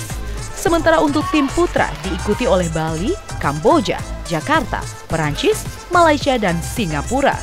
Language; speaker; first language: Indonesian; native; Indonesian